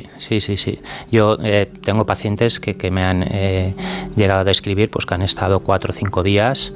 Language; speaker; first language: Spanish; native; Spanish